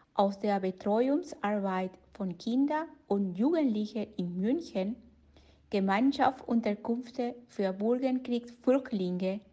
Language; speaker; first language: German; non-native, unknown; Spanish